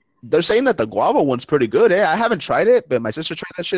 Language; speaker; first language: English; early bilingual, other home language; Spanish